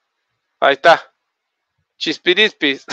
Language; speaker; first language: Spanish; native; Spanish